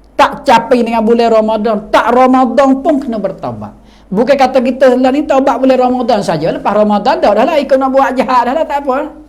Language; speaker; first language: Malay; native; Malay